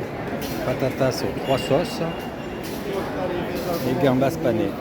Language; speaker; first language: French; native; French